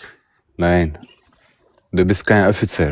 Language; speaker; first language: German; non-native, learner; Russian